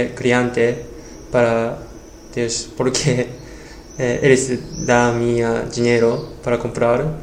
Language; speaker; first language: Portuguese; non-native, learner; Japanese